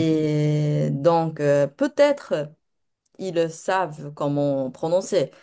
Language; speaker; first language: French; non-native, fluent; Japanese